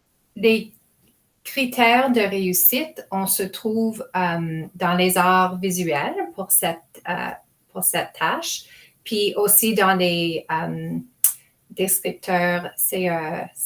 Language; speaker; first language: French; non-native, fluent; English